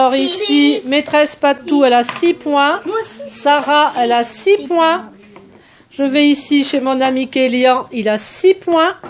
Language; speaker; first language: French; native; French